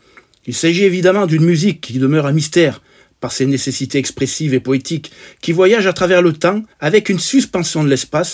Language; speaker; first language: French; native; French